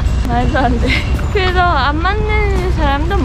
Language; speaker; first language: Korean; non-native, fluent; Japanese